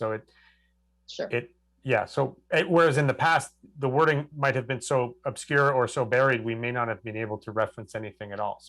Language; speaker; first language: English; native; English